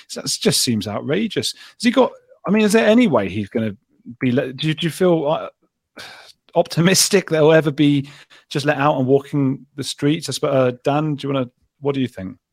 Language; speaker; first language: English; native; English